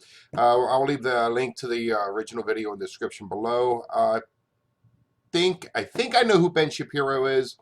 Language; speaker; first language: English; native; English